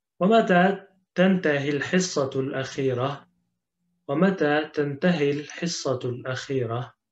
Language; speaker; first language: Arabic; non-native, fluent; Turkish